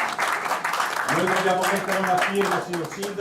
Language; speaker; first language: Italian; native; Italian